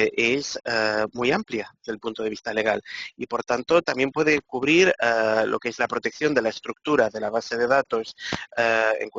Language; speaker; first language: Spanish; native; Spanish